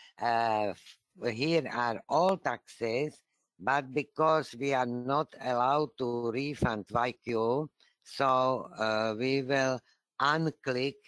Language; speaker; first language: English; non-native, fluent; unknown